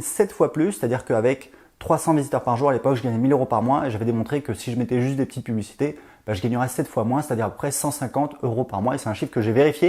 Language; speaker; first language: French; native; French